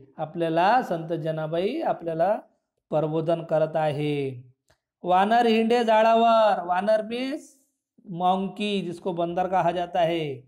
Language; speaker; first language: Marathi; non-native, local second language; Urdu